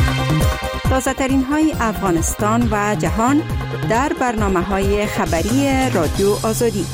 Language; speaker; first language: Persian; non-native, learner; Arabic